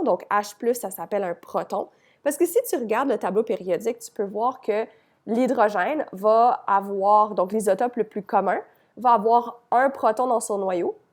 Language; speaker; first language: French; native; French